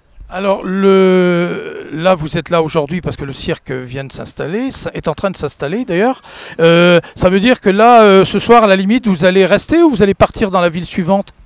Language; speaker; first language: French; native; French